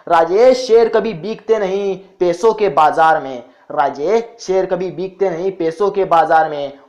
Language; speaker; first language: Hindi; non-native, local second language; Marathi